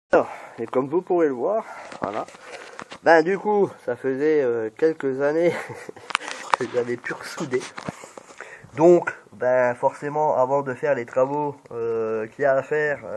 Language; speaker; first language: French; native; French